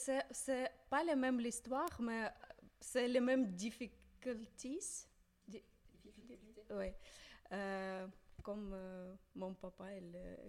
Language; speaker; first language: French; non-native, learner; Ukrainian